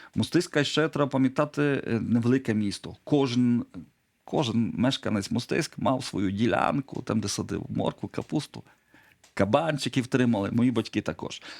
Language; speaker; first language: Ukrainian; non-native, local second language; Polish